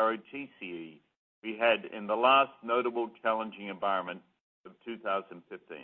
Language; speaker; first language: English; native; English